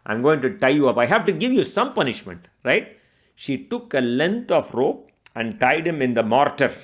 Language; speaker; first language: English; non-native, local second language; Tamil